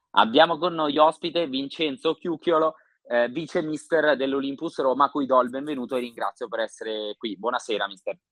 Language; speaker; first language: Italian; native; Italian